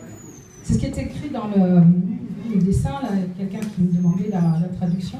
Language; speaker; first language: French; native; French